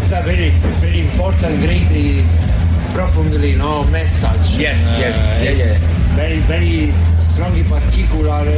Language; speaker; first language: English; non-native, learner; Italian